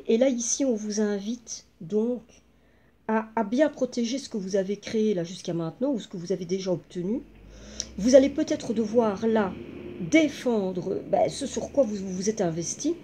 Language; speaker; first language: French; native; French